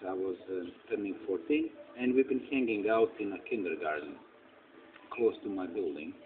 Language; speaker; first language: English; non-native, fluent; Croatian